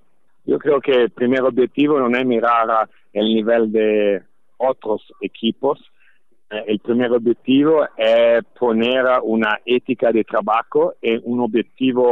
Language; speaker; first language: Spanish; non-native, fluent; Italian